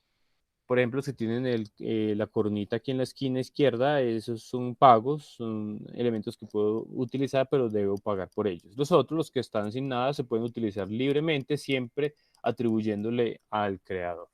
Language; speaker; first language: Spanish; native; Spanish